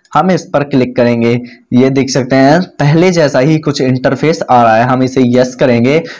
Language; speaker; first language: Hindi; native; Hindi